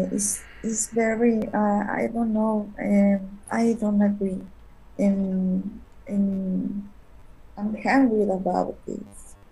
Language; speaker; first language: English; non-native, learner; Spanish